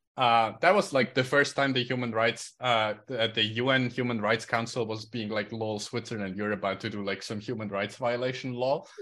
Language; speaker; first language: English; non-native, fluent; Swiss German